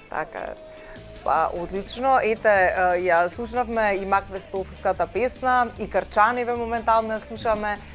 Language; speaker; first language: Macedonian; native; Macedonian